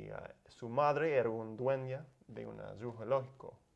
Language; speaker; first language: Spanish; non-native, learner; English